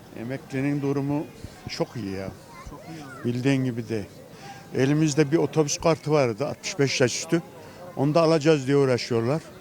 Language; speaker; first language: Turkish; native; Turkish